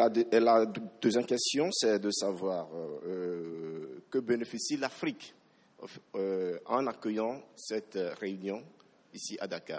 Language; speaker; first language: French; non-native, local second language; Ewe